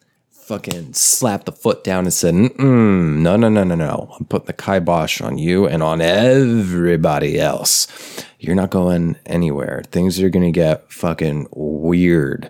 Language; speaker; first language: English; native; English